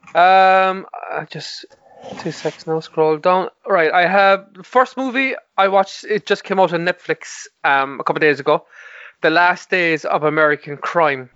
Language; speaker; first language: English; native; English